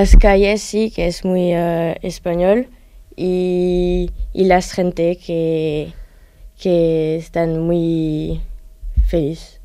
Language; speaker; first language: Spanish; non-native, learner; French